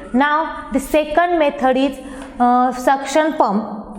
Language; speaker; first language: English; non-native, local second language; Marathi